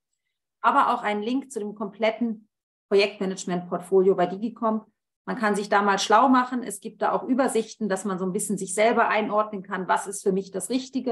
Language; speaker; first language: German; native; German